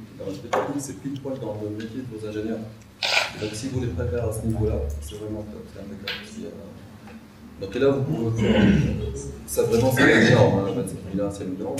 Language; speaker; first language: French; non-native, local second language; Arabic